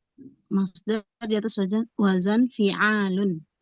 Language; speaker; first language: Indonesian; native; Indonesian